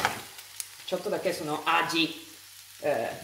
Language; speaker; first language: Japanese; non-native, fluent; Italian